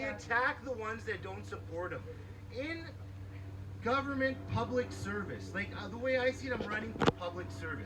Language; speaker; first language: English; early bilingual, other home language; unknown